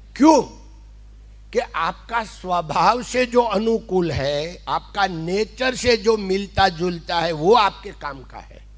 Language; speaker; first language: Hindi; non-native, local second language; Gujarati